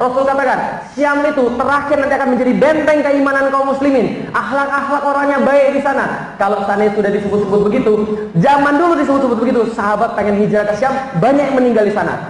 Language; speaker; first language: Indonesian; native; Indonesian